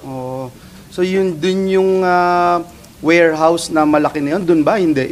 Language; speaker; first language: Filipino; native; Filipino